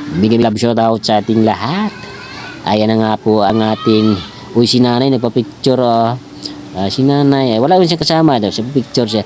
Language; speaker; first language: Filipino; non-native, local second language; Cebuano